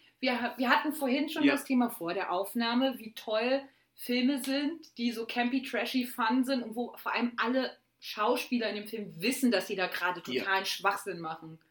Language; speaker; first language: German; native; German